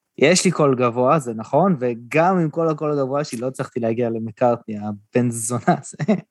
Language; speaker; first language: Hebrew; native; Hebrew